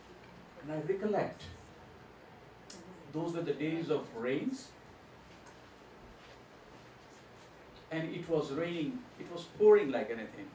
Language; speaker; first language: English; non-native, local second language; Gujarati